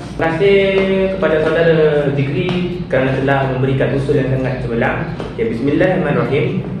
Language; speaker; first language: Malay; native; Malay